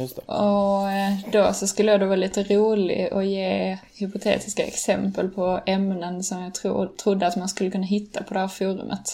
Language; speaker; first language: Swedish; native; Swedish